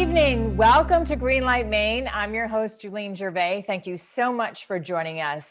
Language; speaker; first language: English; native; English